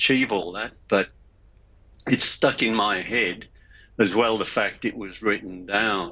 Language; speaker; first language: English; native; English